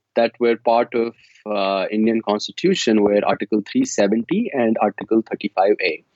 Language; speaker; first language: English; non-native, local second language; Kashmiri